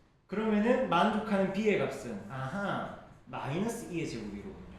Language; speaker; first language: Korean; native; Korean